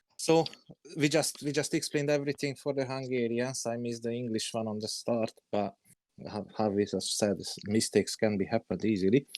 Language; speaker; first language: English; non-native, learner; Hungarian